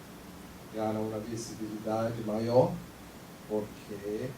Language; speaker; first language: Portuguese; non-native, fluent; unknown